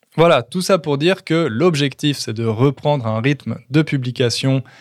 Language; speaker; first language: French; native; French